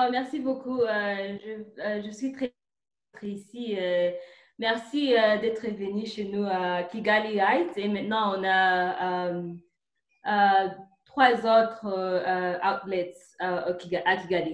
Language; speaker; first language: French; non-native, fluent; Kinyarwanda